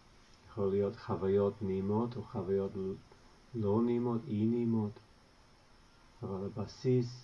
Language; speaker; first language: Hebrew; non-native, fluent; English